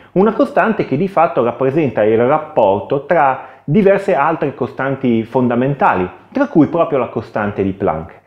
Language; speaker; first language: Italian; native; Italian